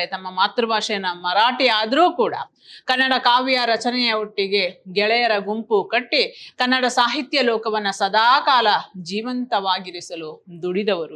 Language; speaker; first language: Kannada; native; Kannada